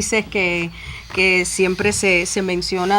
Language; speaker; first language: Spanish; native; Spanish